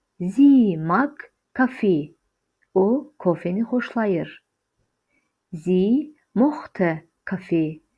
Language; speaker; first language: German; non-native, fluent; Azerbaijani